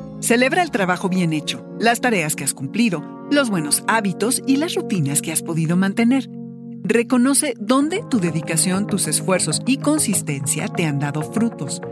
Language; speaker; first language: Spanish; native; Spanish